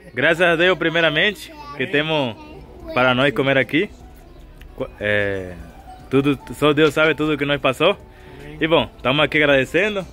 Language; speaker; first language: Portuguese; non-native, fluent; Spanish